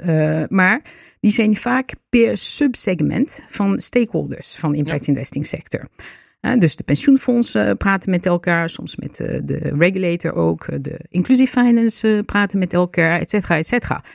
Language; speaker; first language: Dutch; non-native, fluent; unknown